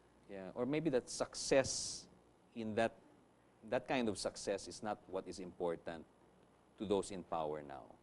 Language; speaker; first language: English; non-native, local second language; Filipino